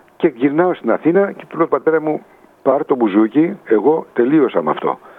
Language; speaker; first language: Greek; native; Greek